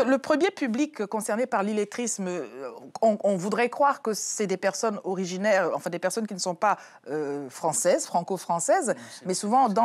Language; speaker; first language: French; native; French